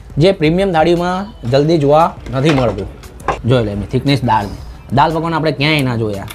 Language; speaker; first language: Gujarati; native; Gujarati